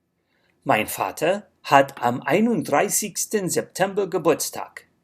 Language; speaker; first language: German; non-native, fluent; English